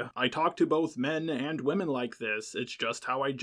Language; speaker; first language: English; native; English